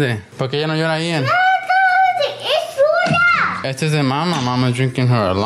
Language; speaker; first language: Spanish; early bilingual, heritage; English